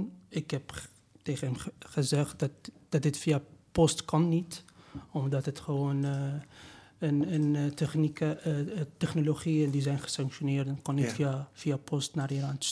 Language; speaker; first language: Dutch; non-native, fluent; Persian